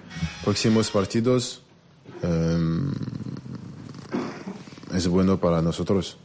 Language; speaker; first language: Spanish; non-native, learner; French